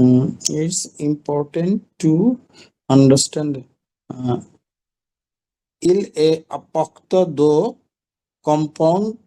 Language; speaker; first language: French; non-native, learner; Bangla